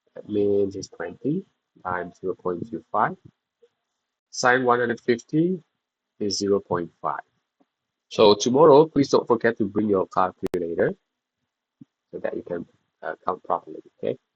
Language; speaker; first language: English; non-native, fluent; Indonesian